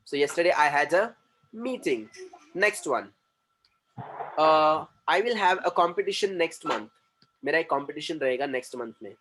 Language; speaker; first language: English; non-native, local second language; Hindi